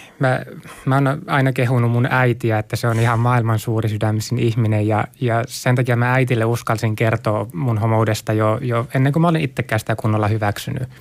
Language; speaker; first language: Finnish; native; Finnish